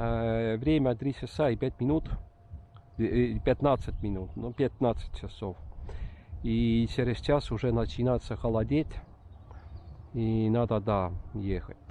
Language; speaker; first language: Russian; non-native, local second language; Estonian